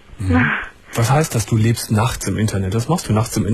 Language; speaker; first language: German; native; German